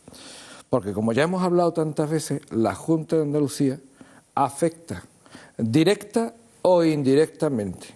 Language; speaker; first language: Spanish; native; Spanish